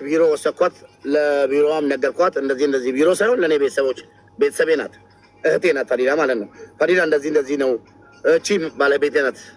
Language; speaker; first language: Amharic; non-native, local second language; Oromo